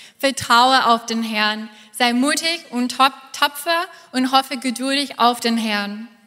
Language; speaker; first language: German; non-native, fluent; English